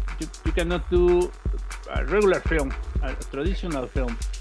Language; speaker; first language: English; non-native, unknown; Spanish